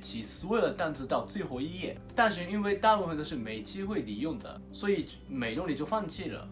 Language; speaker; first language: Chinese; non-native, fluent; Japanese